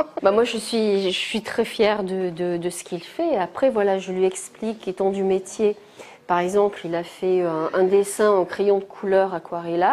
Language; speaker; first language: French; native; French